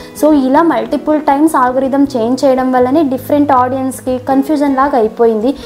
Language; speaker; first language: Telugu; non-native, local second language; Kannada